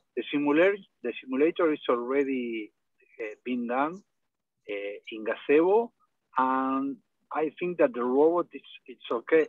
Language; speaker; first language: English; non-native, learner; Spanish